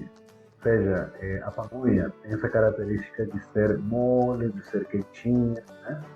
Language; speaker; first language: Portuguese; non-native, fluent; Spanish